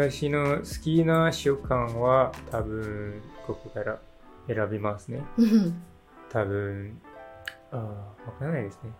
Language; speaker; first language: Japanese; non-native, learner; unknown